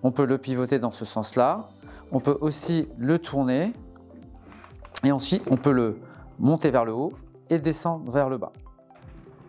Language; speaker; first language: French; native; French